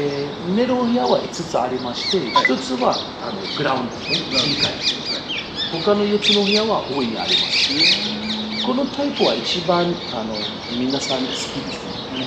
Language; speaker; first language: Japanese; non-native, learner; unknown